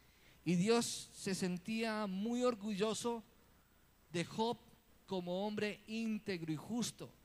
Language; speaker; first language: Spanish; native; Spanish